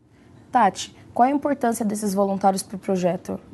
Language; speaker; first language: Portuguese; native; Portuguese